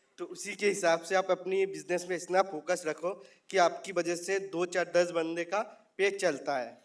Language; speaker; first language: Hindi; non-native, local second language; Bangla